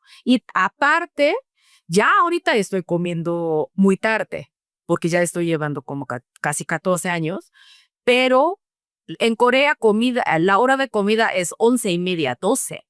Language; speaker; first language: Spanish; non-native, fluent; Korean